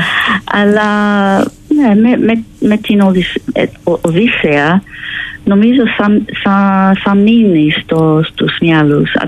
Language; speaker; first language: Greek; non-native, learner; English